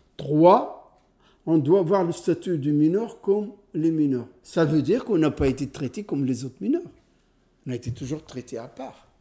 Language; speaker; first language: French; non-native, fluent; Arabic